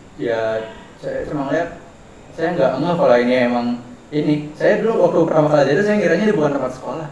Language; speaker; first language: Indonesian; native; Indonesian